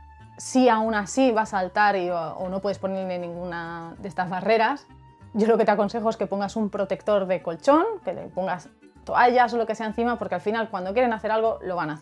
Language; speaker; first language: Spanish; native; Spanish